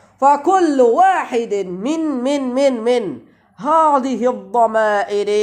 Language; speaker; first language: Arabic; non-native, fluent; Indonesian